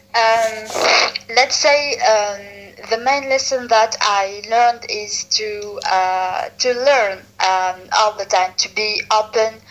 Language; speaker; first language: English; non-native, fluent; Arabic